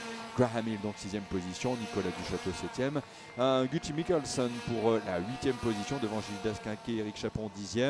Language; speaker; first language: French; native; French